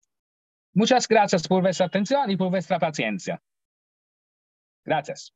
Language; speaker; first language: Spanish; non-native, learner; Italian